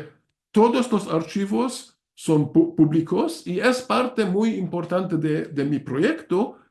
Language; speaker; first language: Spanish; non-native, learner; Hungarian